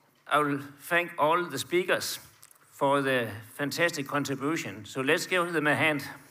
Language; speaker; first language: English; non-native, fluent; Danish